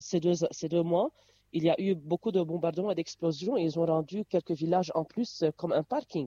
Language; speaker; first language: French; non-native, local second language; Arabic